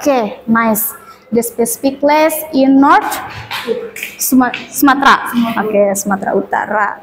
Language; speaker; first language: English; non-native, learner; Indonesian